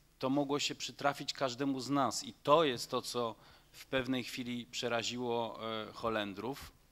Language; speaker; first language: Polish; non-native, fluent; Dutch